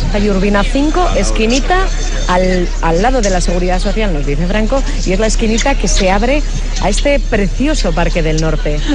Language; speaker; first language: Spanish; native; Spanish